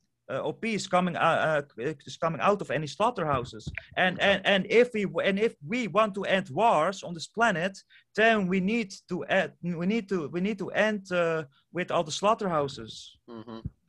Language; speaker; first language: English; non-native, fluent; Dutch